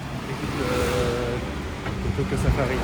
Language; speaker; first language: French; non-native, learner; Japanese